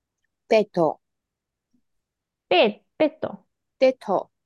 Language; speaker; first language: Japanese; non-native, learner; Chinese